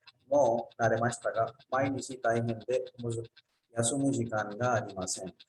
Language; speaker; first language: Japanese; non-native, fluent; Urdu